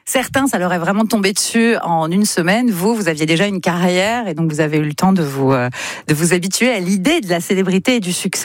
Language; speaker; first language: French; native; French